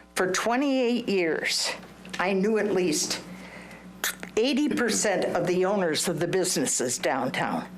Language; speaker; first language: English; native; English